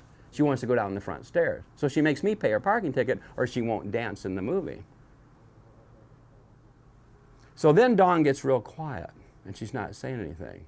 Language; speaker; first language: English; native; English